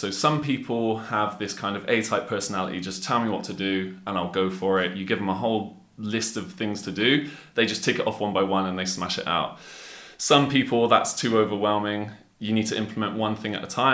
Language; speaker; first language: English; native; English